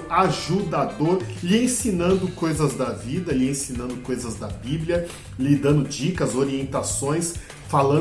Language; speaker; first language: Portuguese; native; Portuguese